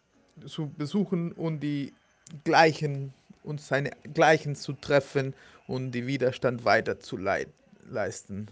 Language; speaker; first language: German; non-native, fluent; Spanish